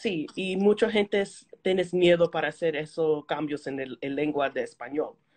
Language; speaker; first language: Spanish; early bilingual, heritage; Spanish